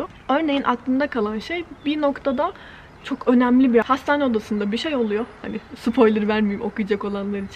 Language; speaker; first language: Turkish; native; Turkish